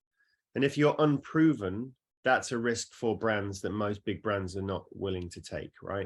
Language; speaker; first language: English; non-native, fluent; Dutch